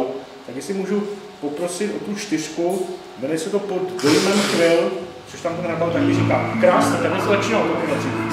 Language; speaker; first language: Czech; native; Czech